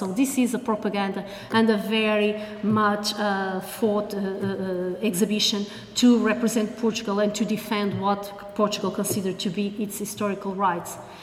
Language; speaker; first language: English; non-native, fluent; Portuguese